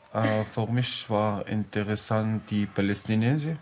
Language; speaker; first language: German; non-native, learner; Arabic